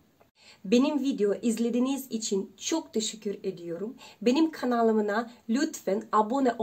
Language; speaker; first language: Turkish; non-native, learner; Russian